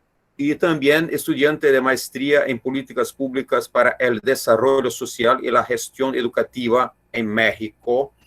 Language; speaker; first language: Spanish; non-native, learner; Portuguese